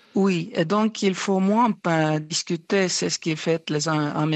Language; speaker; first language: French; non-native, fluent; Estonian